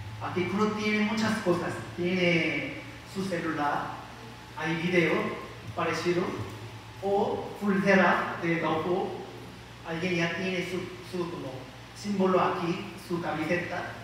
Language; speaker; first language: Spanish; non-native, learner; Korean